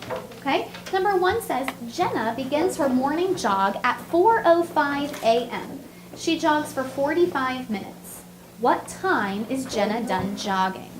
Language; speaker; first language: English; native; English